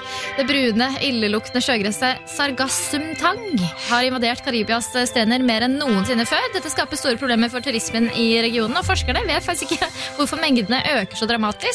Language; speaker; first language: Norwegian; native; Norwegian